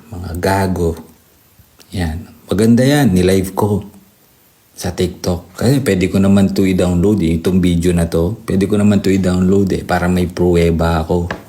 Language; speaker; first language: Filipino; native; Filipino